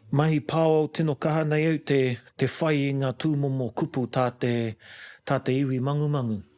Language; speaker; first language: Māori; non-native, local second language; English